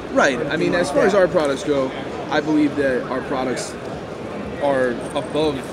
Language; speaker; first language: English; native; English